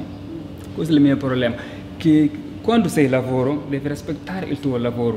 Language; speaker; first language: Italian; non-native, learner; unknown